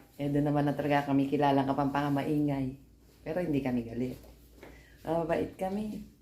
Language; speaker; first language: Filipino; non-native, local second language; Pampanga